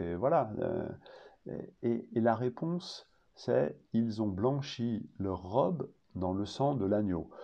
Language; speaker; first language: French; native; French